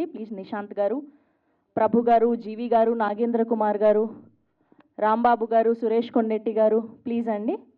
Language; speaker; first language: Telugu; native; Telugu